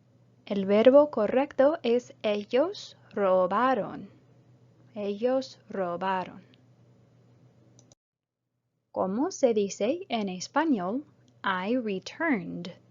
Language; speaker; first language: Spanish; non-native, fluent; English